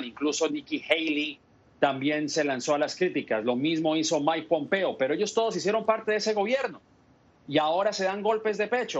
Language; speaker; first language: Spanish; native; Spanish